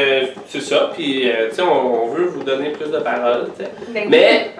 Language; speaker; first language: French; native; French